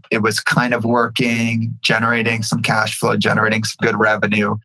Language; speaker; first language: English; native; English